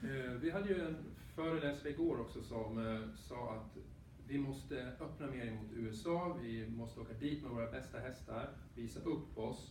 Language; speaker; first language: Swedish; native; Swedish